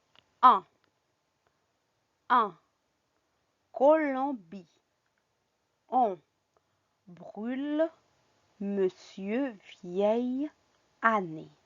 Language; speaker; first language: French; non-native, fluent; Spanish